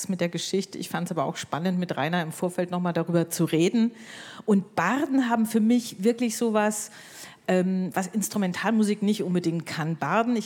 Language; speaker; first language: German; native; German